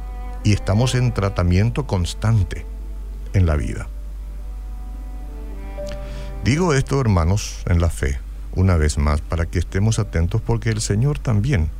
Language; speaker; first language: Spanish; native; Spanish